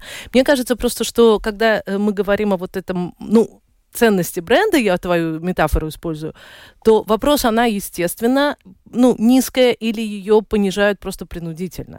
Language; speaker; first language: Russian; native; Russian